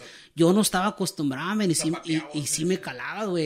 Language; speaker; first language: Spanish; early bilingual, heritage; Spanish